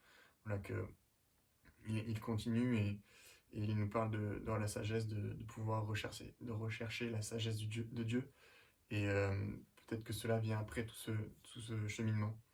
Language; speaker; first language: French; native; French